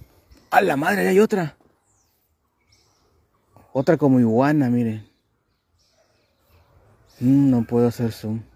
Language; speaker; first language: Spanish; native; Spanish